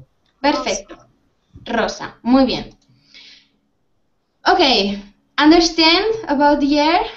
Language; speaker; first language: English; non-native, fluent; Spanish